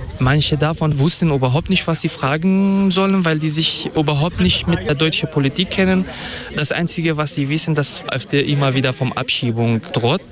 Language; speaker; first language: German; non-native, fluent; Kurdish